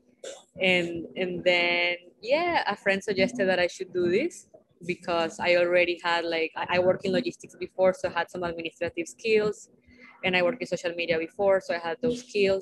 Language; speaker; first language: English; non-native, fluent; Spanish